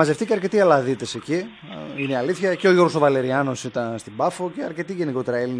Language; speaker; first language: Greek; native; Greek